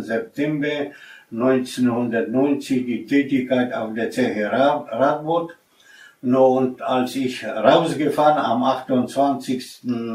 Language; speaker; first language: German; non-native, fluent; Polish